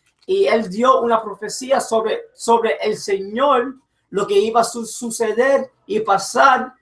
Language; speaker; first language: Spanish; early bilingual, heritage; English